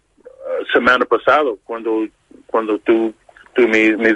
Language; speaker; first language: Spanish; non-native, learner; English